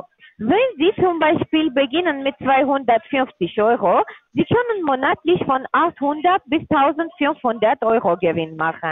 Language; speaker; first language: German; non-native, learner; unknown